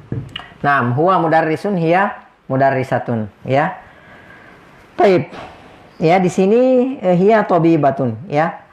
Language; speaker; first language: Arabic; non-native, fluent; Indonesian